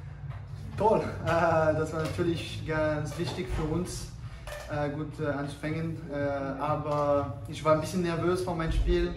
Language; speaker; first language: German; non-native, fluent; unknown